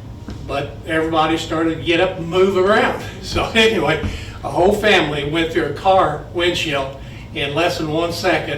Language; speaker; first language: English; native; English